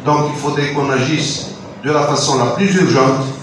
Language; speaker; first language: French; non-native, local second language; Arabic